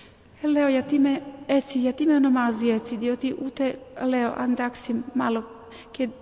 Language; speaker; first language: Greek; non-native, fluent; Serbian